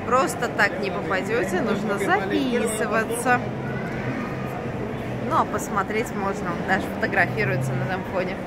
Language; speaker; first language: Russian; native; Russian